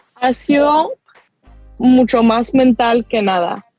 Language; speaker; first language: Spanish; early bilingual, other home language; English